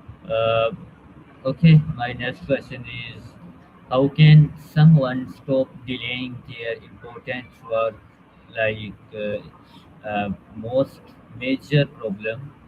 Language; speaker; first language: English; non-native, learner; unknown